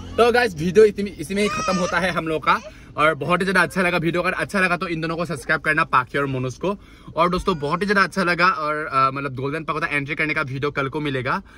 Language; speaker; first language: Hindi; non-native, local second language; Assamese